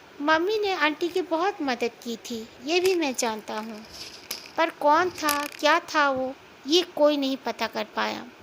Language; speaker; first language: Hindi; non-native, local second language; Bangla